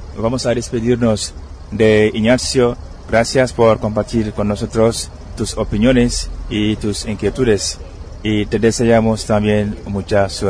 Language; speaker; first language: Spanish; non-native, fluent; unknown